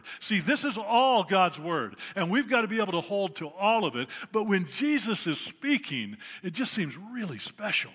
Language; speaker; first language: English; native; English